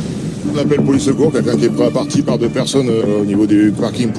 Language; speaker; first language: French; native; French